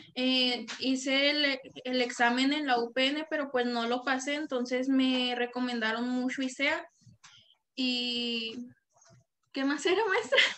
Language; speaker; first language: Spanish; native; Spanish